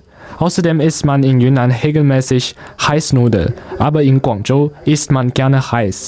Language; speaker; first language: German; non-native, learner; Chinese